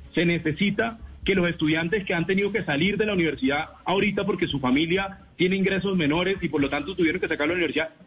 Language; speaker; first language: Spanish; native; Spanish